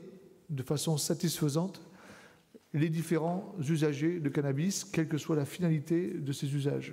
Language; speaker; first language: French; native; French